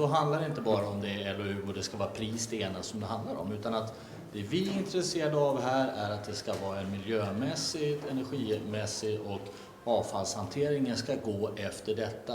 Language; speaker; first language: Swedish; native; Swedish